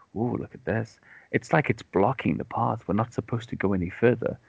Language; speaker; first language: English; native; English